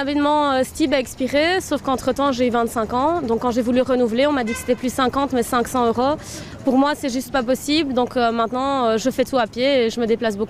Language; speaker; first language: French; native; French